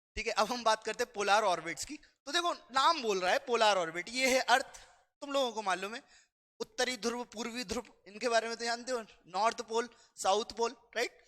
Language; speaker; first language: Hindi; native; Hindi